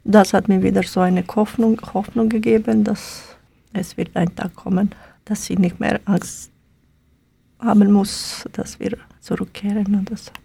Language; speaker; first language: German; non-native, learner; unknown